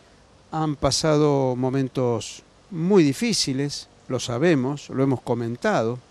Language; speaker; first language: Spanish; native; Spanish